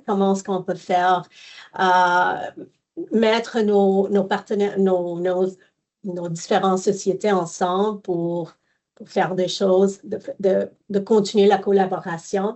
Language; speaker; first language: French; non-native, fluent; English